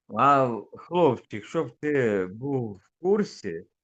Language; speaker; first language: Russian; native; Russian